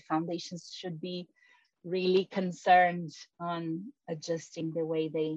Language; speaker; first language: English; non-native, fluent; Portuguese